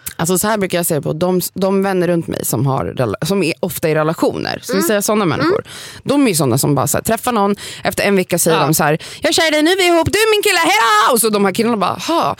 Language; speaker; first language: Swedish; native; Swedish